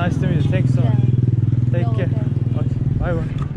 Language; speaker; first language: English; non-native, learner; Turkish